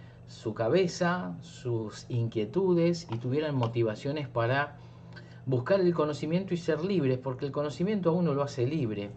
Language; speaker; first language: Spanish; native; Spanish